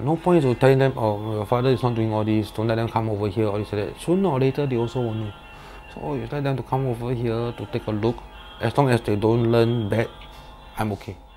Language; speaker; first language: English; non-native, local second language; Chinese